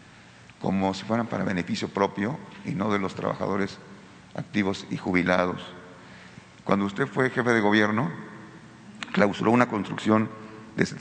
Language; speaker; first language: Spanish; native; Spanish